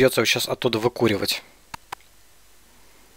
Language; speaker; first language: Russian; native; Russian